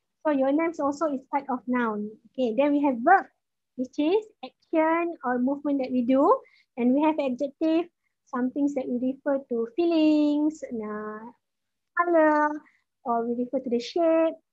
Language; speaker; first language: English; non-native, local second language; Malay